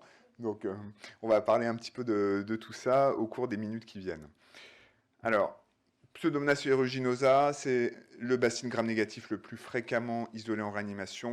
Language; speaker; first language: French; native; French